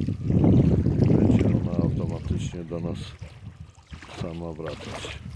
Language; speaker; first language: Polish; native; Polish